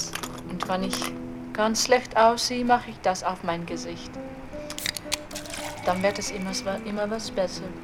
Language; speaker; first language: German; non-native, learner; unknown